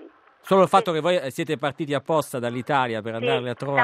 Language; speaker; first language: Italian; native; Italian